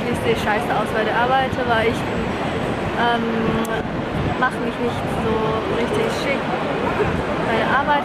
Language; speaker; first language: German; non-native, fluent; Chinese